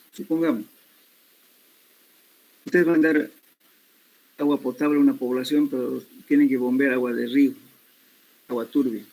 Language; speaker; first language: Spanish; native; Spanish